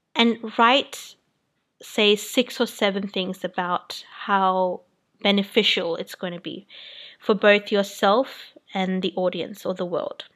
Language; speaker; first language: English; native; English